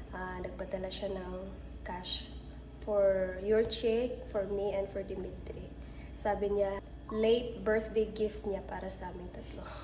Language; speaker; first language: Filipino; non-native, local second language; Cebuano